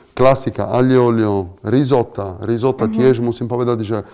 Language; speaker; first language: Slovak; non-native, fluent; Italian